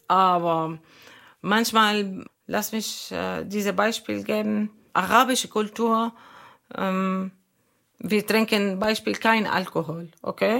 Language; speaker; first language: German; non-native, learner; Arabic